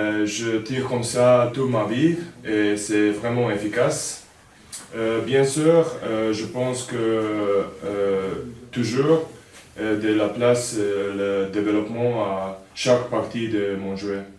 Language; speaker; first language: French; non-native, learner; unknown